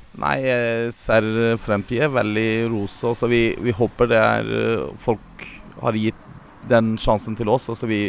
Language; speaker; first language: Norwegian; non-native, learner; Turkish